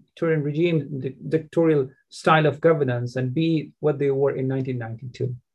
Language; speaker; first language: English; non-native, fluent; Persian